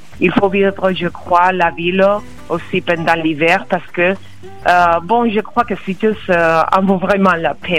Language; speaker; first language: French; non-native, fluent; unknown